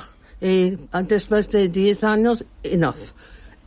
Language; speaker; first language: Spanish; non-native, learner; English